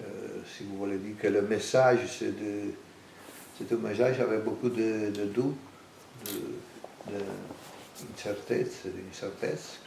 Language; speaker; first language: French; non-native, fluent; Italian